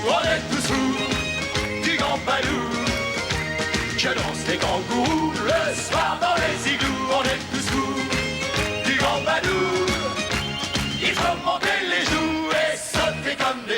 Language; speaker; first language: French; native; French